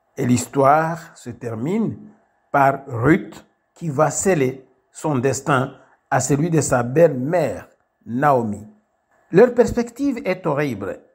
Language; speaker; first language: French; non-native, local second language; Kinyarwanda